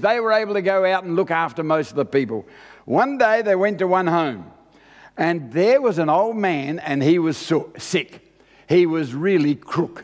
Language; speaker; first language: English; native; English